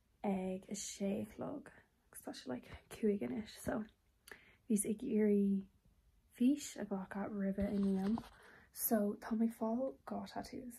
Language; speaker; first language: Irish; non-native, local second language; English